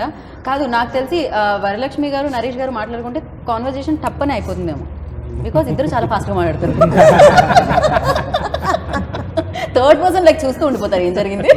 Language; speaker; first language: Telugu; native; Telugu